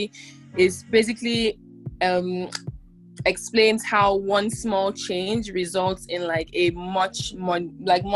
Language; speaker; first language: English; non-native, local second language; Igbo